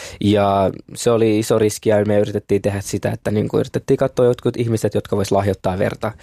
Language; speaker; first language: Finnish; early bilingual, other home language; Kinyarwanda